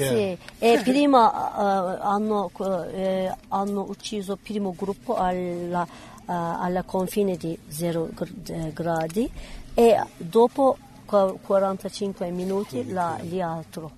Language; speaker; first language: Italian; non-native, learner; Kurdish